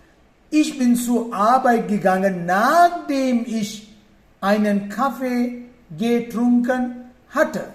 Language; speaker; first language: German; non-native, fluent; Sinhala